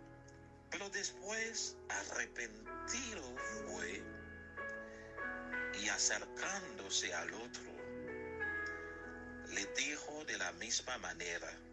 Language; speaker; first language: Spanish; non-native, learner; Haitian Creole